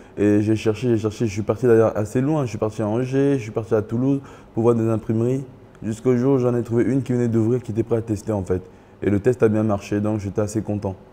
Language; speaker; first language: French; early bilingual, other home language; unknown